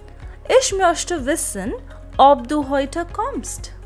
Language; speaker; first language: German; non-native, fluent; Hindi